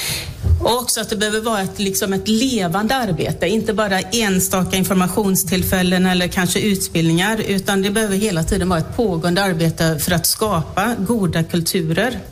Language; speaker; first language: Swedish; native; Swedish